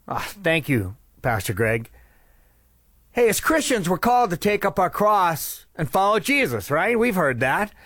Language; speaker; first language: English; native; English